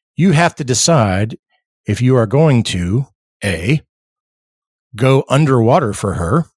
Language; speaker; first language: English; early bilingual, other home language; Spanish